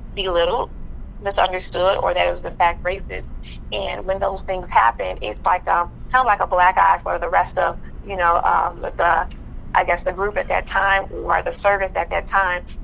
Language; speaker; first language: English; native; English